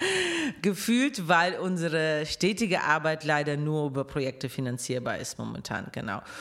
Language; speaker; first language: German; non-native, fluent; Russian